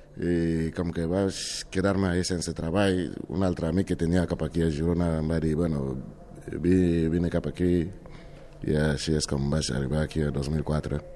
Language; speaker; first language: Catalan; non-native, fluent; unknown